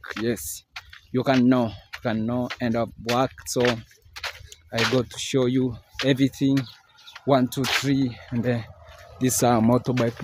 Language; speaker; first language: English; non-native, learner; Swahili